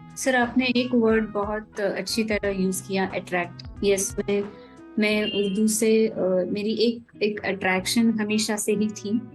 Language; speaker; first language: Hindi; non-native, local second language; Marathi